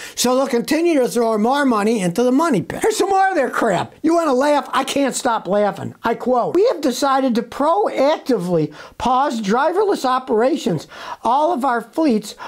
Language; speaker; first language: English; native; English